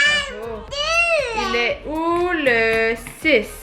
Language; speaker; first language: French; native; French